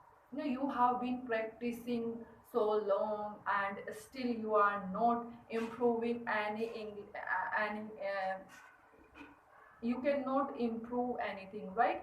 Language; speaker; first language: English; non-native, learner; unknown